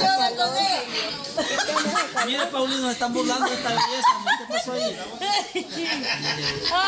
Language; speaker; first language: Spanish; native; Spanish